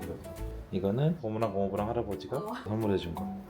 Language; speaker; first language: Korean; native; Korean